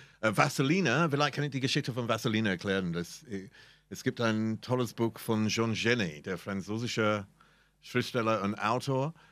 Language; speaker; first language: German; non-native, fluent; English